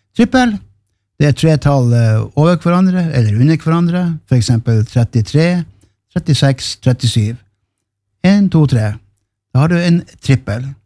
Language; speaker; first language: Norwegian; native; Norwegian